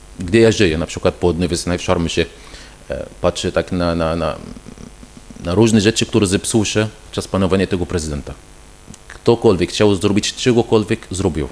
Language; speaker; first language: Polish; non-native, fluent; Arabic